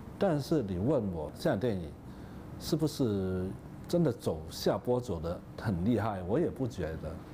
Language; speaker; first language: Chinese; non-native, local second language; Cantonese